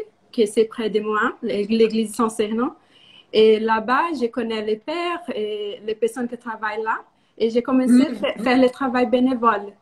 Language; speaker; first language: French; non-native, learner; Portuguese